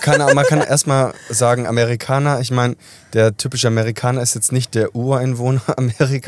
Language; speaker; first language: German; early bilingual, other home language; Italian